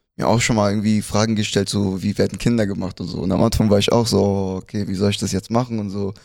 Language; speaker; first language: German; early bilingual, other home language; Spanish